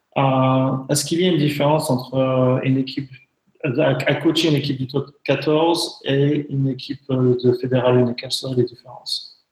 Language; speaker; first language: French; native; French